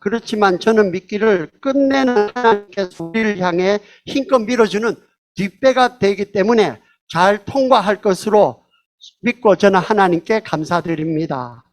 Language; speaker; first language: Korean; early bilingual, heritage; Korean